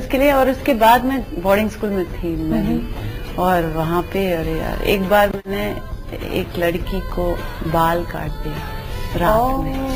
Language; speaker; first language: Hindi; non-native, local second language; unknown